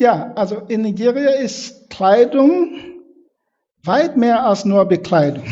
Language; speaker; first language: German; non-native, fluent; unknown